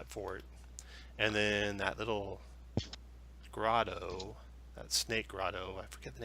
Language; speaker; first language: English; native; English